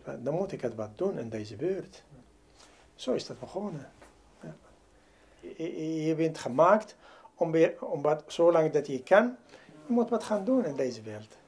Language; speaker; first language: Dutch; non-native, learner; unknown